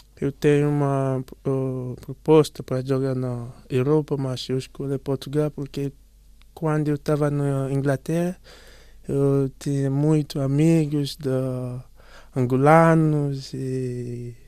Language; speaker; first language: Portuguese; non-native, learner; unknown